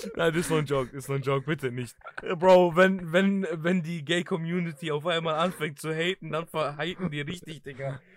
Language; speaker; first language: German; early bilingual, other home language; Greek